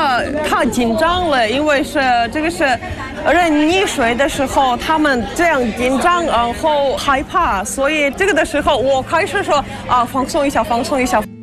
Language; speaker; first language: Chinese; non-native, fluent; Russian